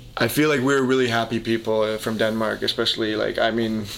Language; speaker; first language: English; early bilingual, heritage; Danish